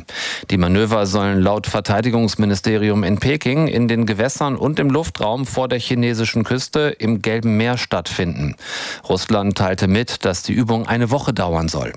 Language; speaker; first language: German; native; German